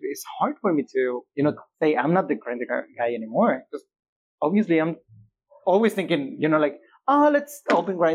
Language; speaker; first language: English; non-native, fluent; Spanish